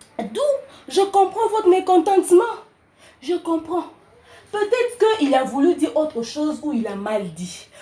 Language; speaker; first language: French; non-native, local second language; Lingala